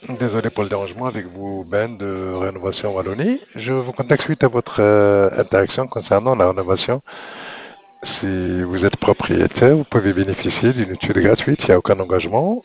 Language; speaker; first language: French; non-native, local second language; Arabic